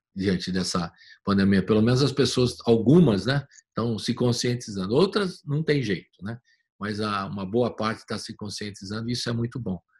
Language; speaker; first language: Portuguese; native; Portuguese